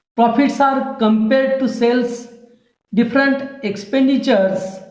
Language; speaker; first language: English; non-native, local second language; Marathi